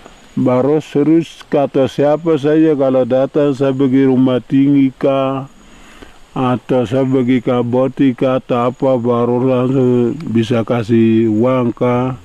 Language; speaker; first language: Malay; non-native, local second language; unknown